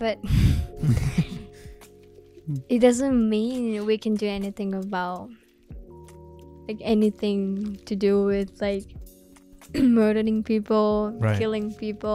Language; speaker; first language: English; non-native, fluent; Japanese